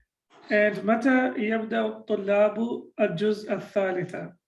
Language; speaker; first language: Arabic; non-native, fluent; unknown